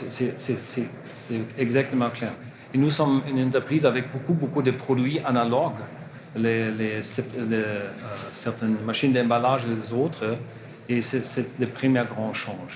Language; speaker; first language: French; non-native, learner; German